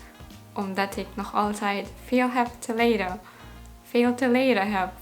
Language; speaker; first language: Dutch; non-native, learner; German